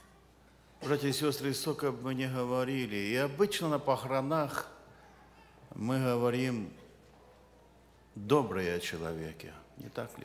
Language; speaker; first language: Russian; non-native, local second language; Ukrainian